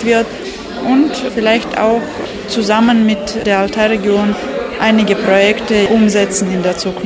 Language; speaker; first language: German; non-native, fluent; Russian